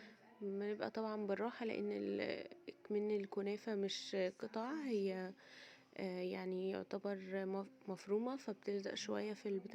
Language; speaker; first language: Arabic; native; Arabic